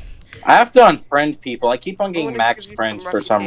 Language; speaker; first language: English; native; English